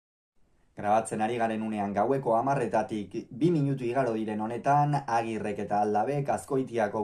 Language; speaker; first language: Basque; native; Basque